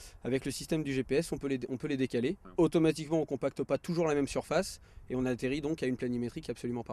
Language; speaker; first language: French; native; French